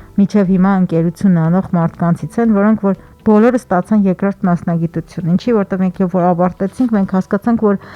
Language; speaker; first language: Armenian; native; Armenian